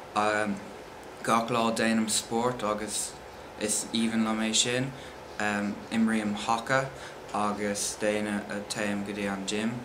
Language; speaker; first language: Irish; non-native, local second language; English